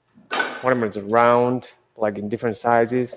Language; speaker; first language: English; non-native, fluent; Japanese